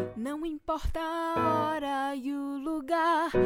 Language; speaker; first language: Portuguese; native; Portuguese